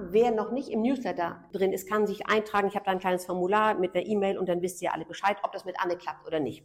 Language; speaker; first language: German; native; German